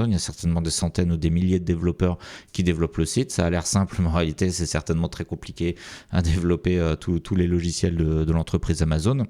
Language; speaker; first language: French; native; French